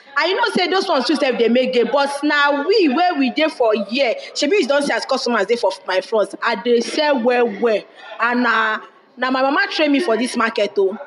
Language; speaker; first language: Nigerian Pidgin; native; Nigerian Pidgin